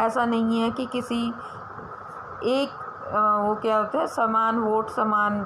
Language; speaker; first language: Hindi; native; Hindi